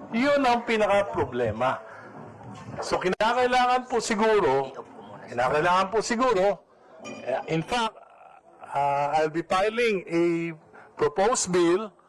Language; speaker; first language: Filipino; native; Filipino